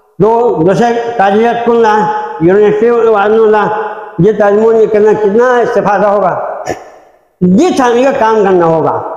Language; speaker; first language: Urdu; non-native, local second language; Balti